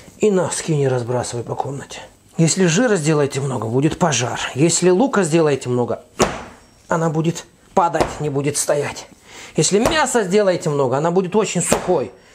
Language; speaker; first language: Russian; non-native, fluent; Azerbaijani